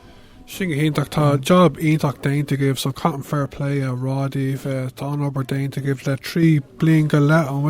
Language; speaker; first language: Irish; non-native, local second language; English